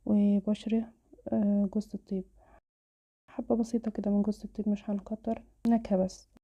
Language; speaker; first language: Arabic; native; Arabic